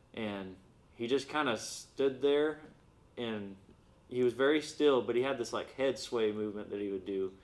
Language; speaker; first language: English; native; English